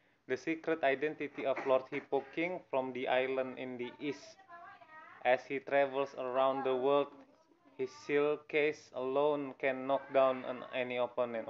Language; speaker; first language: English; non-native, learner; Indonesian